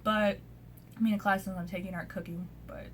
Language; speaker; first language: English; native; English